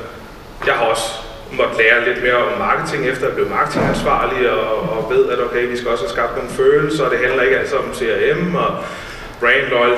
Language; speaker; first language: Danish; native; Danish